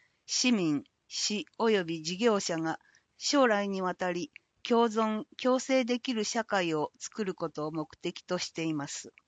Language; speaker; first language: Japanese; native; Japanese